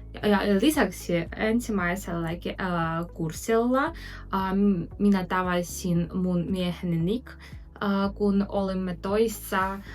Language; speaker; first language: Finnish; non-native, learner; Russian